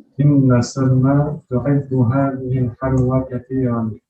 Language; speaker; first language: Arabic; non-native, learner; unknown